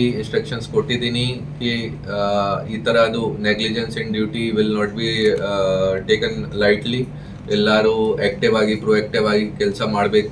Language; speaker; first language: Kannada; non-native, local second language; Hindi